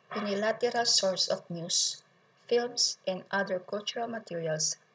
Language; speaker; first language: English; non-native, local second language; Filipino